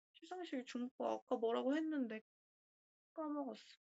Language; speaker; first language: Korean; native; Korean